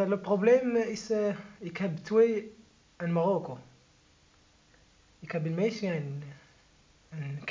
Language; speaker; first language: Dutch; non-native, learner; Arabic